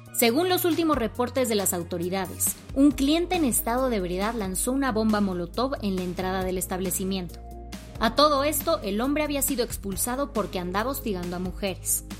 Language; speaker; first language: Spanish; native; Spanish